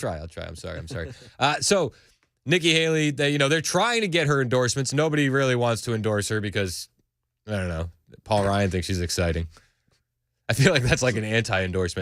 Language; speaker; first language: English; native; English